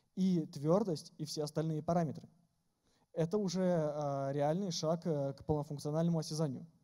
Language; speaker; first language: Russian; native; Russian